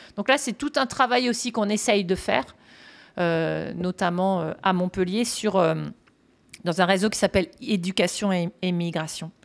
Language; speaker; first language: French; native; French